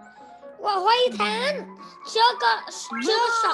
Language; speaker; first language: Chinese; non-native, learner; Vietnamese